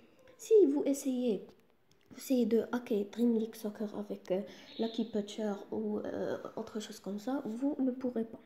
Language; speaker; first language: French; non-native, local second language; Arabic